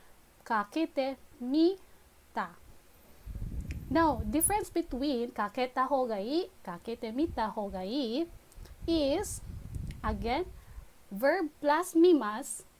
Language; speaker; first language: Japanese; non-native, fluent; Filipino